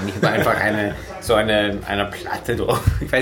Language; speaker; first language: German; non-native, fluent; English